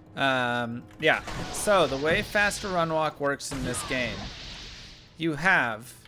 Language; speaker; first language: English; native; English